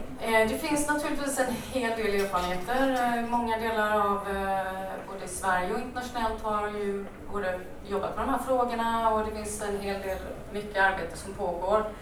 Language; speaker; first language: Swedish; native; Swedish